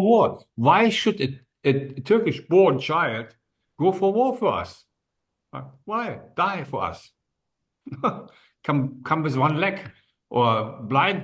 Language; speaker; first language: English; non-native, fluent; German